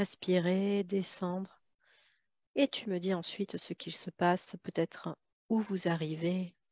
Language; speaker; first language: French; native; French